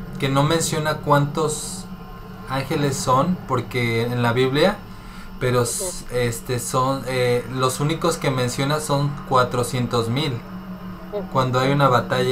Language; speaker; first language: Spanish; native; Spanish